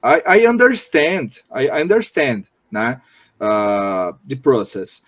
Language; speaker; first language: English; non-native, learner; Portuguese